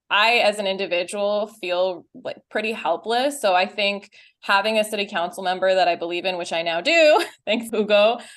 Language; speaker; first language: English; native; English